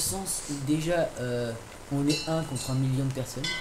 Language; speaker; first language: French; native; French